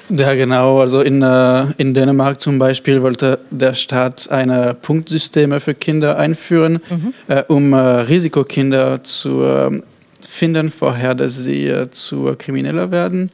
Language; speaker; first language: German; non-native, fluent; French